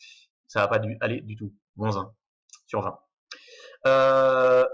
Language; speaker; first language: French; native; French